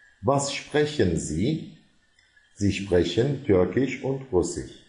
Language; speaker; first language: German; non-native, fluent; Turkish